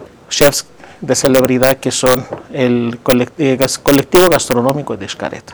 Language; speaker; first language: Spanish; non-native, fluent; Greek